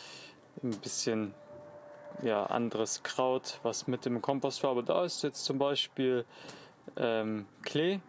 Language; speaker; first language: German; native; German